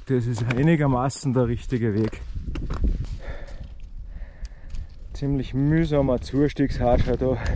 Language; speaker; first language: German; native; German